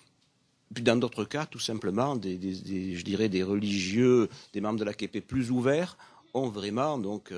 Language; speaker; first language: French; native; French